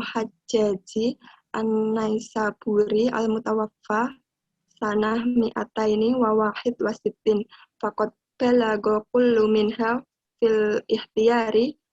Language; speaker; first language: Arabic; non-native, learner; Indonesian